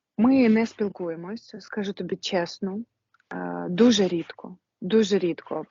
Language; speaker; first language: Ukrainian; non-native, local second language; Russian